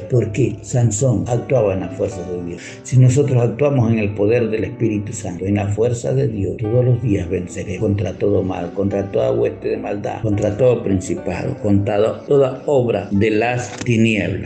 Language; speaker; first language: Spanish; native; Spanish